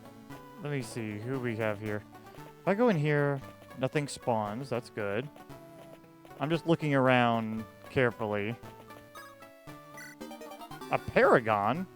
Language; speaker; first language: English; native; English